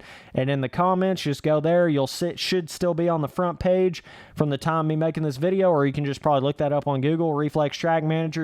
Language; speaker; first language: English; native; English